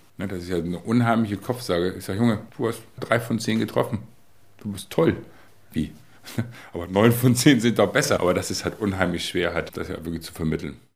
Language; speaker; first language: German; native; German